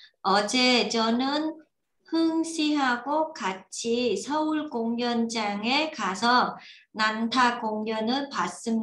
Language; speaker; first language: Korean; non-native, learner; Vietnamese